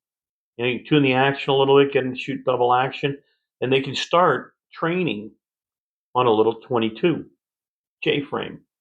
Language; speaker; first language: English; native; English